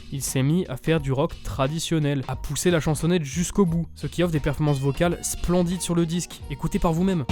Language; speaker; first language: French; native; French